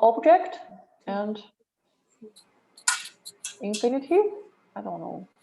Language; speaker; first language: English; non-native, learner; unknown